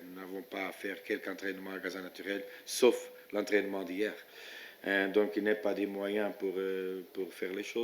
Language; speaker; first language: French; non-native, fluent; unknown